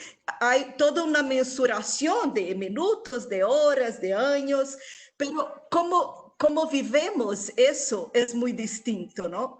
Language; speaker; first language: Spanish; non-native, local second language; Portuguese